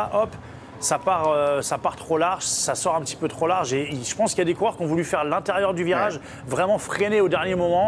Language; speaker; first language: French; native; French